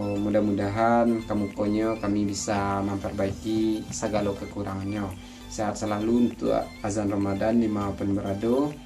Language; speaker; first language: Indonesian; non-native, local second language; Minangkabau